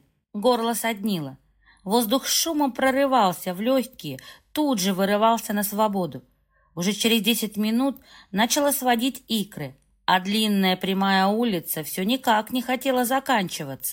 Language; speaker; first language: Russian; native; Russian